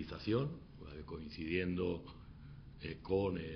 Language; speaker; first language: Spanish; native; Spanish